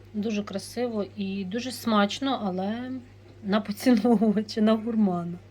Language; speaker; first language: Ukrainian; non-native, local second language; Russian